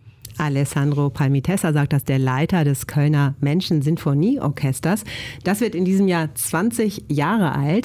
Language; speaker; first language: German; native; German